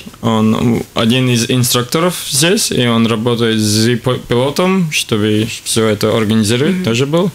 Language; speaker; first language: Russian; non-native, local second language; Latvian